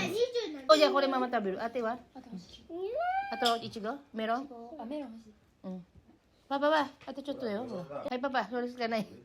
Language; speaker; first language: Japanese; non-native, learner; Filipino